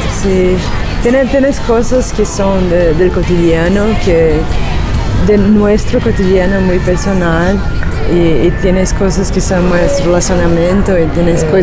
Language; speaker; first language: Spanish; non-native, learner; Portuguese